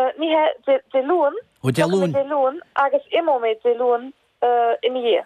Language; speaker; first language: Irish; non-native, fluent; German